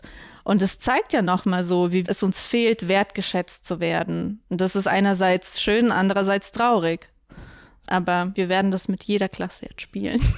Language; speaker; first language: German; native; German